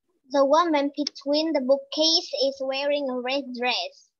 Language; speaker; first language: English; non-native, learner; Japanese